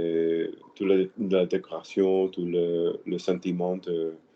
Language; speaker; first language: French; non-native, learner; Spanish